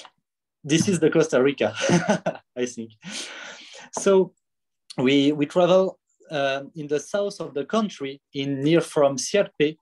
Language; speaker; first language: English; non-native, learner; French